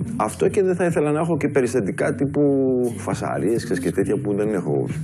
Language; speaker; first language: Greek; early bilingual, heritage; Greek